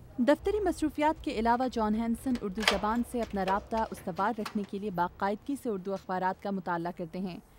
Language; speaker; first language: Urdu; native; Urdu